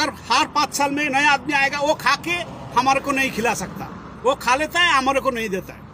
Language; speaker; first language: Hindi; non-native, fluent; Bangla